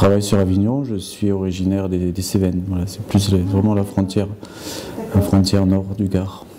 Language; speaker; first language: French; native; French